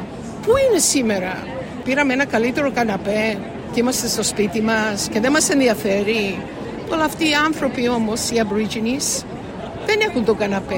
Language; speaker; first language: Greek; early bilingual, heritage; Greek